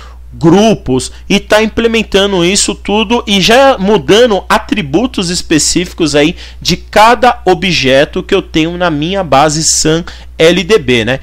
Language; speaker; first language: Portuguese; native; Portuguese